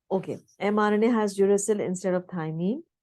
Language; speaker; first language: English; non-native, local second language; Hindi